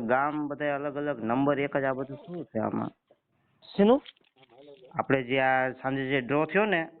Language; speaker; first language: Gujarati; native; Gujarati